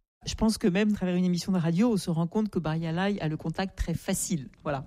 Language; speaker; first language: French; native; French